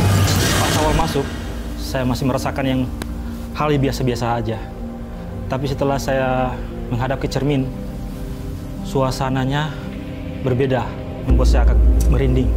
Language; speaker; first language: Indonesian; native; Indonesian